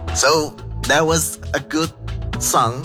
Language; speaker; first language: English; non-native, fluent; Indonesian